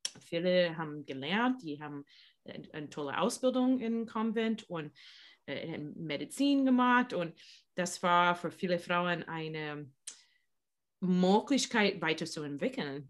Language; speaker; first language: German; non-native, learner; English